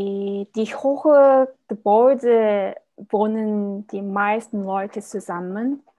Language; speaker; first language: German; non-native, learner; Korean